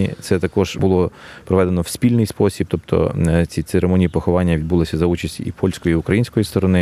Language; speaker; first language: Ukrainian; native; Ukrainian